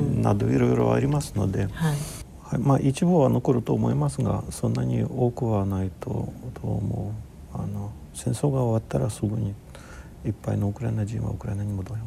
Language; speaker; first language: Japanese; non-native, fluent; Ukrainian